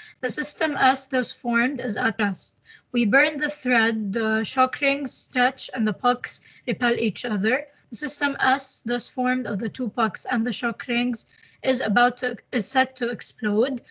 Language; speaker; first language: English; non-native, local second language; Arabic